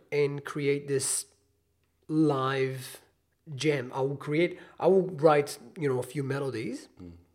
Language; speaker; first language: English; non-native, fluent; Hebrew